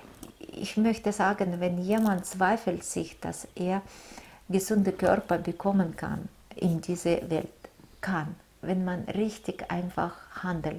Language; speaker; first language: German; non-native, fluent; Russian